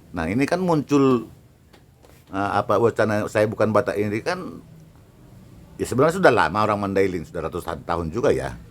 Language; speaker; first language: Indonesian; non-native, local second language; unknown